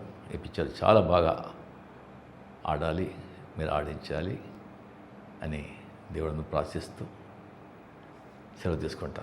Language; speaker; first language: Telugu; non-native, fluent; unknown